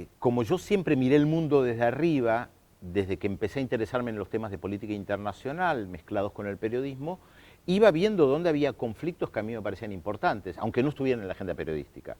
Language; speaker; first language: Spanish; early bilingual, other home language; German